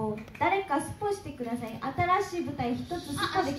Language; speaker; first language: Japanese; native; Japanese